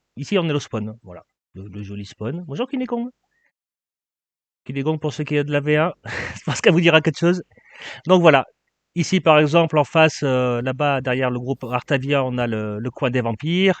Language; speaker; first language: French; native; French